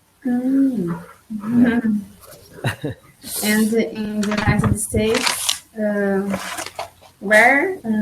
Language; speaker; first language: English; non-native, learner; Portuguese